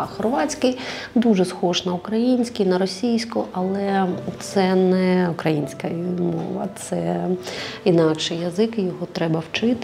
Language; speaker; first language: Ukrainian; non-native, local second language; Russian